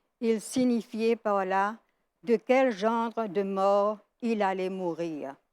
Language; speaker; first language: French; non-native, local second language; Morisyen